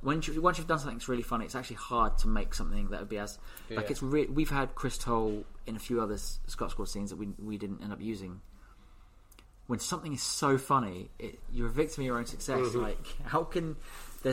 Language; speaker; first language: English; native; English